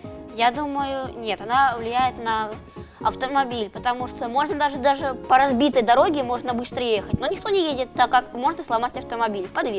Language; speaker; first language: Russian; native; Russian